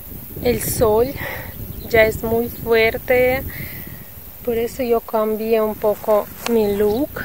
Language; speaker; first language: Spanish; non-native, fluent; Russian